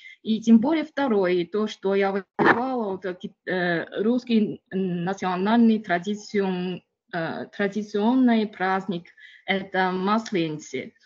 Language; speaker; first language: Russian; non-native, learner; Chinese